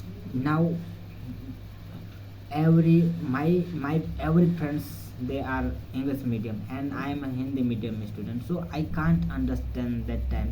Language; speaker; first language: English; non-native, learner; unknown